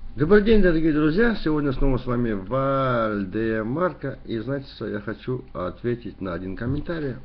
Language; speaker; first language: Russian; native; Russian